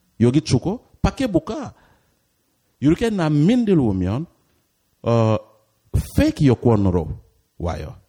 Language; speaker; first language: Korean; non-native, learner; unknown